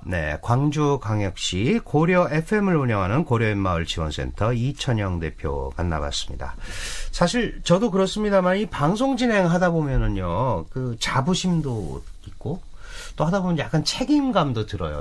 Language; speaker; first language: Korean; native; Korean